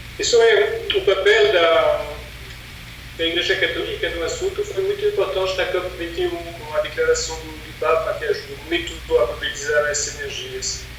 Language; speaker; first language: Portuguese; non-native, fluent; French